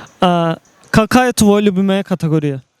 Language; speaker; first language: Russian; non-native, learner; Turkish